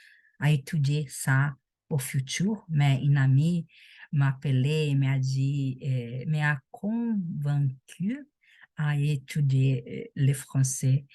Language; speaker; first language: French; non-native, learner; Portuguese